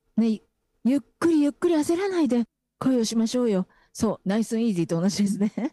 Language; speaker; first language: Japanese; native; Japanese